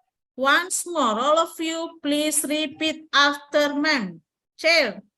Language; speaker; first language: English; non-native, learner; Indonesian